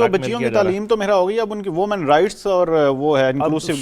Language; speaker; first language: Urdu; native; Urdu